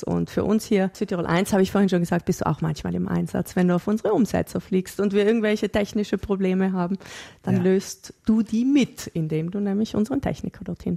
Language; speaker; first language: German; native; German